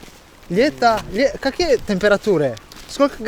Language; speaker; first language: Russian; non-native, learner; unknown